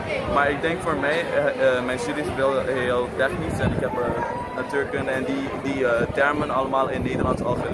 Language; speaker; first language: Dutch; non-native, local second language; Papiamento